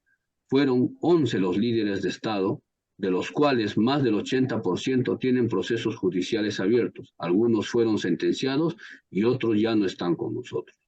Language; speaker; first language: Spanish; native; Spanish